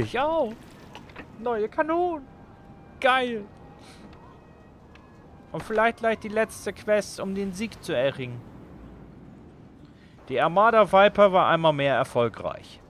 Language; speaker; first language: German; native; German